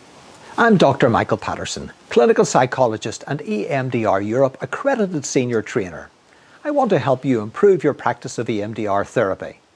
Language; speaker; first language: English; native; English